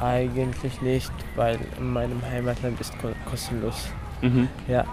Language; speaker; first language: German; non-native, learner; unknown